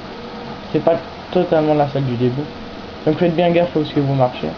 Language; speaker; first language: French; native; French